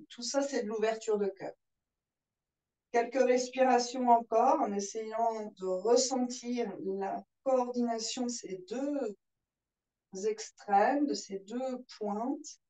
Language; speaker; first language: French; native; French